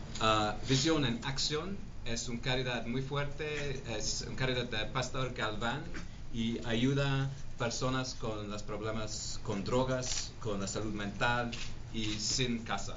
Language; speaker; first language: Spanish; non-native, learner; English